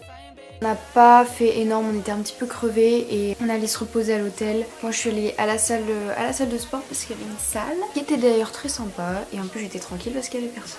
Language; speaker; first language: French; native; French